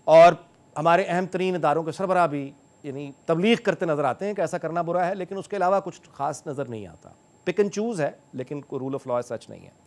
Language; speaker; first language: Urdu; native; Urdu